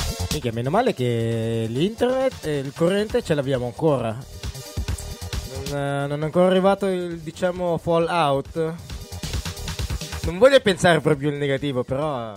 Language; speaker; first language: Italian; non-native, fluent; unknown